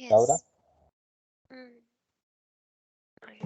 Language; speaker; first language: English; non-native, learner; Spanish